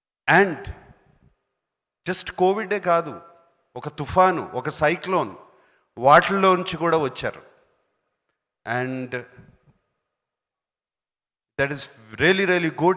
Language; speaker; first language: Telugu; native; Telugu